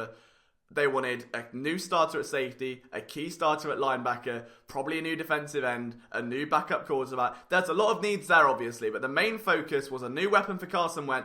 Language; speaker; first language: English; native; English